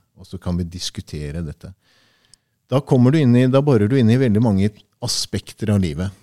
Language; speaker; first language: Norwegian; early bilingual, heritage; Norwegian